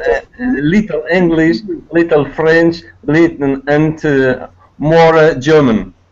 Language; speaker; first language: English; non-native, learner; Tatar